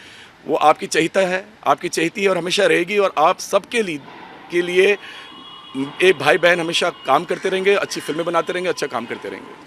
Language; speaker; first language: Hindi; native; Hindi